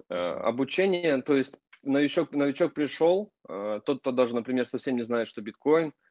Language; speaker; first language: Russian; native; Russian